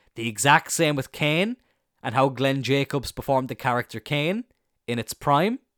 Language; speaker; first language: English; native; English